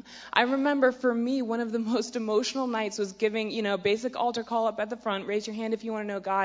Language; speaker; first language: English; native; English